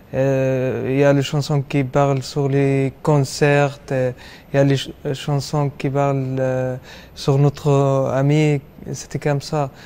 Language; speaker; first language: French; non-native, learner; Arabic